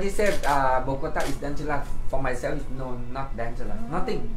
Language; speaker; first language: English; non-native, learner; Thai